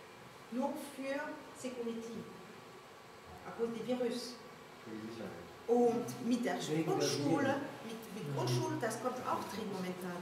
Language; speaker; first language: German; non-native, learner; French